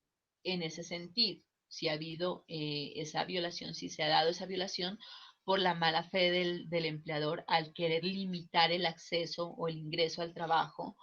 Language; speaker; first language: Spanish; native; Spanish